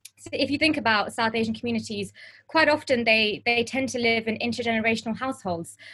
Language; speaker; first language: English; native; English